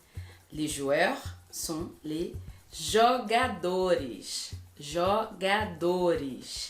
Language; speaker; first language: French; non-native, fluent; Portuguese